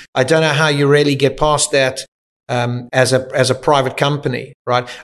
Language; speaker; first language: English; native; English